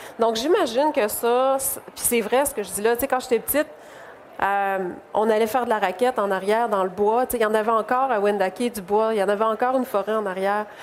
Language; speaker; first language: French; native; French